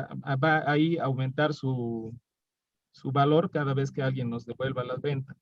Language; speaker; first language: Spanish; native; Spanish